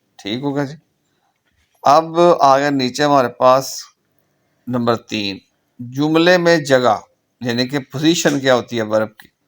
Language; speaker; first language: Urdu; non-native, local second language; Punjabi